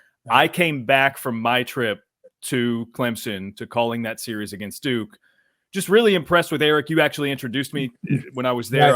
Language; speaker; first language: English; native; English